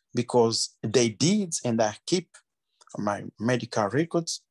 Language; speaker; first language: English; non-native, learner; French